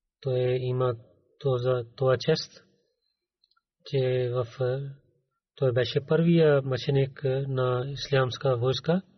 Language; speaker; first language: Bulgarian; non-native, learner; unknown